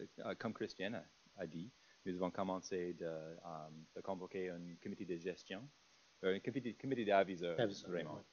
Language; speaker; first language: French; non-native, fluent; English